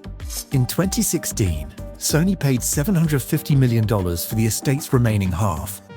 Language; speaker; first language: English; native; English